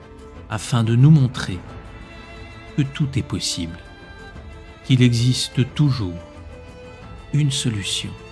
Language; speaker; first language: French; native; French